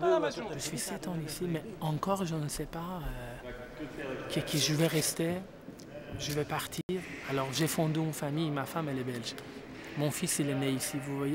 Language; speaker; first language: French; non-native, learner; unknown